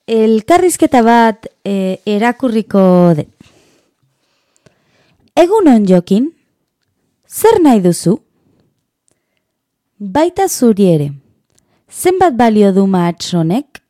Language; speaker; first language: Basque; non-native, learner; Spanish